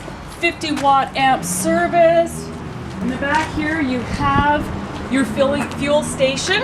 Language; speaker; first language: English; native; English